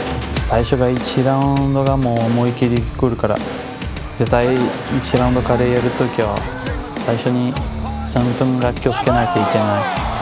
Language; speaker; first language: Japanese; non-native, learner; Portuguese